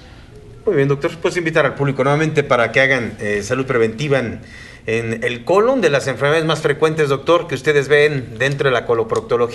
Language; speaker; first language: Spanish; native; Spanish